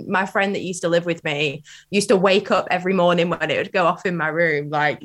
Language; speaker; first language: English; native; English